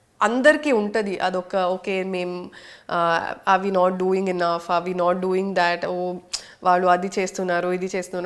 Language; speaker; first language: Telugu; non-native, local second language; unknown